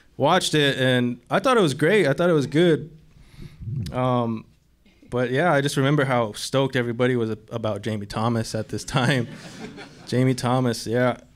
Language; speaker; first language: English; native; English